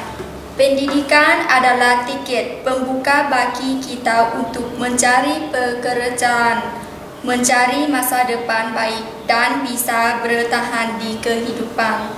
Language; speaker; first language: Indonesian; non-native, learner; Lao